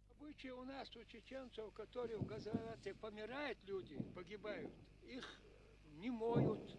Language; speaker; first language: Russian; non-native, local second language; Chechen